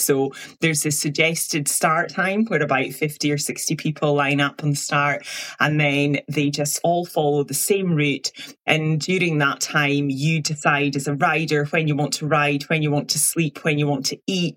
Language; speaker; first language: English; native; English